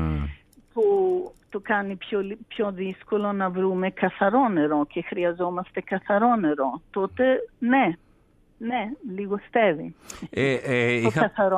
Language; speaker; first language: Greek; early bilingual, heritage; Greek